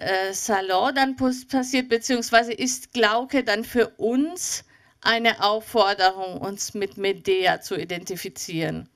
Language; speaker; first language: German; native; German